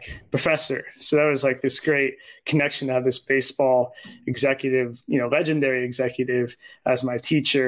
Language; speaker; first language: English; native; English